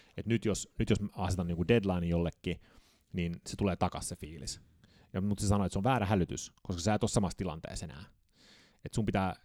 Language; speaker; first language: Finnish; early bilingual, heritage; Finnish